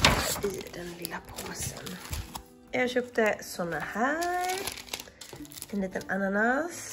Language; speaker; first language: Swedish; native; Swedish